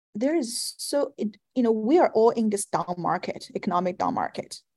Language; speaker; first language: English; non-native, fluent; Chinese